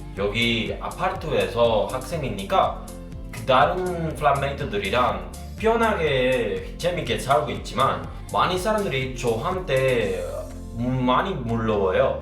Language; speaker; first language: Korean; non-native, learner; Spanish